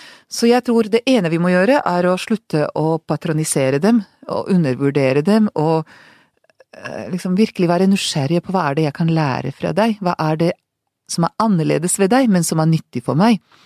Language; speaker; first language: Norwegian; non-native, fluent; Hungarian